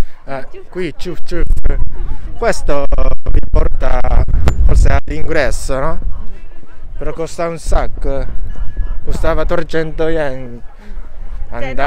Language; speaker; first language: Italian; non-native, learner; Japanese